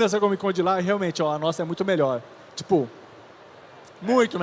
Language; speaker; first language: Portuguese; native; Portuguese